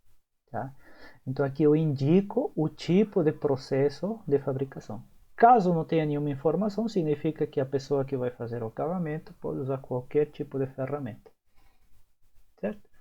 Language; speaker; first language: Portuguese; native; Portuguese